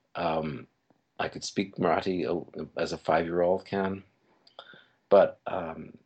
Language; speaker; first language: English; native; English